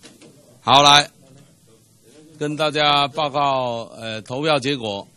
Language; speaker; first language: Chinese; native; Chinese